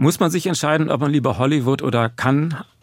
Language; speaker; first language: German; native; German